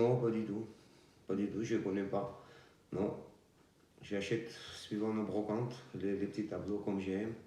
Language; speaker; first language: French; non-native, fluent; Georgian